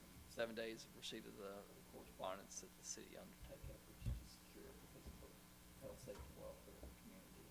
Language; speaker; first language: English; native; English